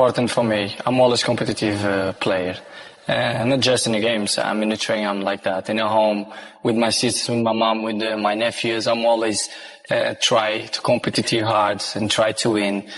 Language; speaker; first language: English; non-native, fluent; Portuguese